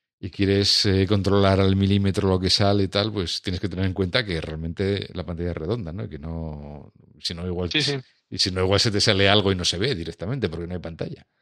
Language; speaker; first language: Spanish; native; Spanish